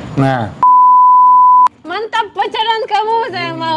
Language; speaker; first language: Indonesian; non-native, learner; Russian